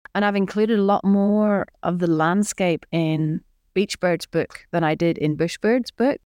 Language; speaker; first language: English; native; English